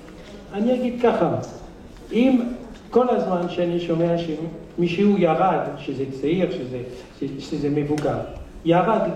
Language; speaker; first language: Hebrew; non-native, fluent; French